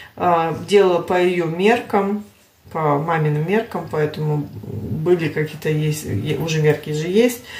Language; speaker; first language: Russian; early bilingual, heritage; Russian